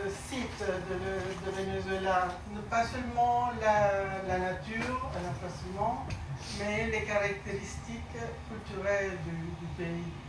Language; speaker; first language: French; non-native, learner; Spanish